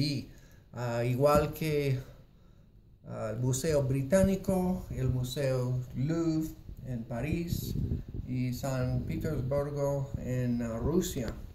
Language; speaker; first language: Spanish; non-native, fluent; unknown